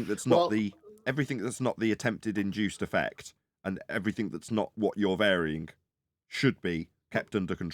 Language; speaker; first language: English; native; English